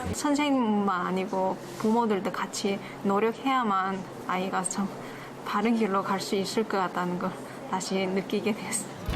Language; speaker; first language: Korean; non-native, fluent; Chinese